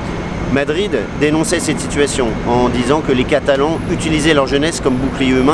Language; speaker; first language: French; native; French